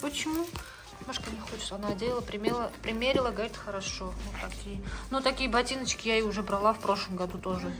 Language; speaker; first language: Russian; native; Russian